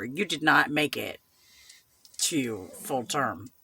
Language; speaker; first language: English; native; English